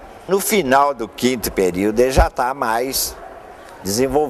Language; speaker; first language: Portuguese; native; Portuguese